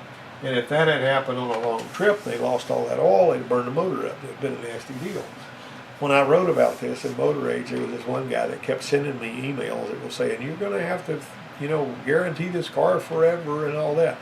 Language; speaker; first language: English; native; English